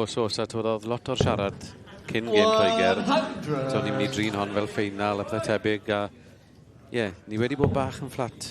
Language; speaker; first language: Welsh; native; Welsh